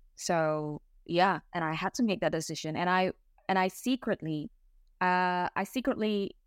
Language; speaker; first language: English; non-native, fluent; Indonesian